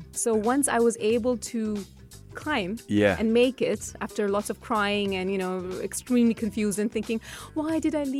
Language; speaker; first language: English; non-native, fluent; Urdu